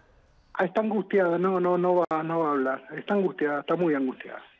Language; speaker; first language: Spanish; native; Spanish